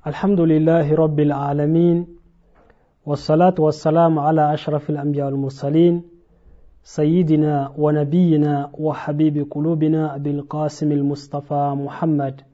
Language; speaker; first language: Arabic; non-native, fluent; Hausa